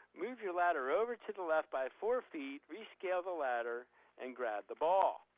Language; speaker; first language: English; native; English